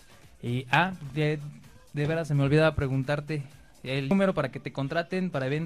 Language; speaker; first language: Spanish; native; Spanish